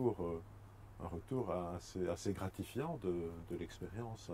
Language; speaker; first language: French; native; French